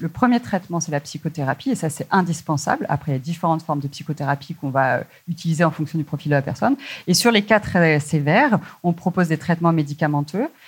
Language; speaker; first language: French; native; French